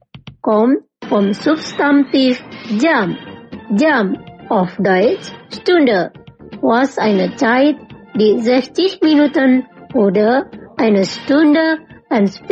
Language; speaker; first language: German; non-native, fluent; Indonesian